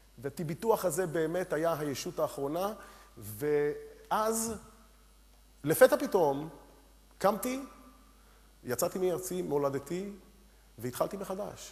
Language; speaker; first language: Hebrew; early bilingual, other home language; Romanian